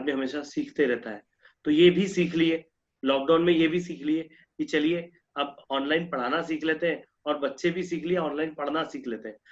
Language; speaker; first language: Hindi; non-native, local second language; Marathi